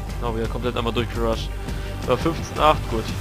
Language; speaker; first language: German; native; German